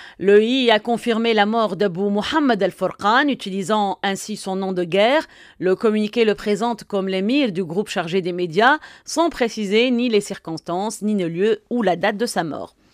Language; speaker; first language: French; non-native, local second language; Arabic